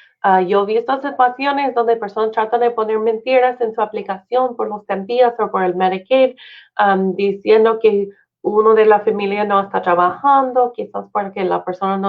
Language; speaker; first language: Spanish; non-native, fluent; English